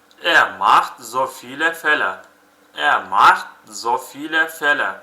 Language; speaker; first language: German; non-native, fluent; Uzbek